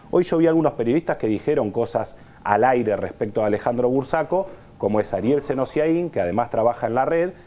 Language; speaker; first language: Spanish; native; Spanish